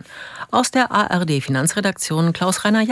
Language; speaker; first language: German; native; German